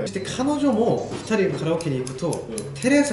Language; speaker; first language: Japanese; non-native, learner; Korean